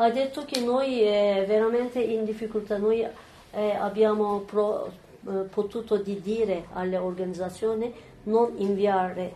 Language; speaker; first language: Italian; non-native, learner; Turkish